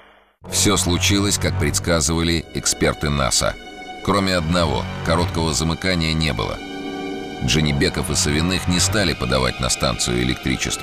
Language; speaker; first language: Russian; native; Russian